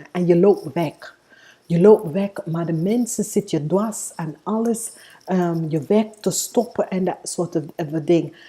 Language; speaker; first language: Dutch; non-native, fluent; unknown